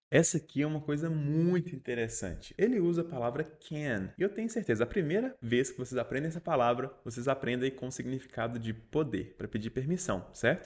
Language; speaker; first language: Portuguese; native; Portuguese